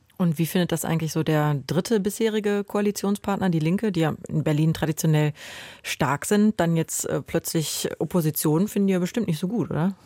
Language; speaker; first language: German; native; German